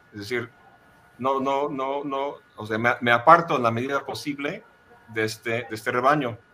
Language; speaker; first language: Spanish; non-native, fluent; English